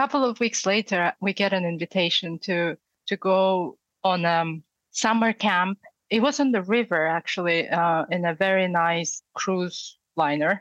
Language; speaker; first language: English; non-native, fluent; Russian